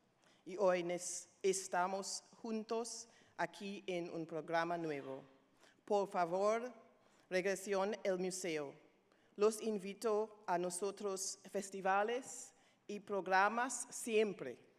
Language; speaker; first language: Spanish; non-native, learner; English